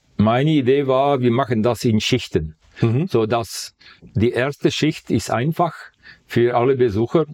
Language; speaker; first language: German; non-native, fluent; Dutch